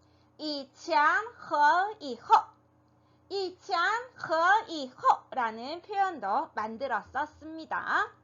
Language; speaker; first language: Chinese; non-native, fluent; Korean